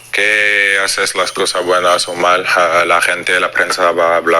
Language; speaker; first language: Spanish; non-native, fluent; French